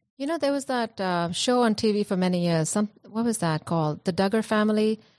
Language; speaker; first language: English; non-native, local second language; Punjabi